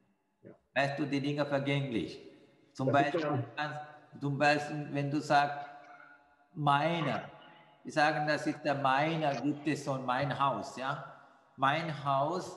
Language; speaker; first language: German; non-native, fluent; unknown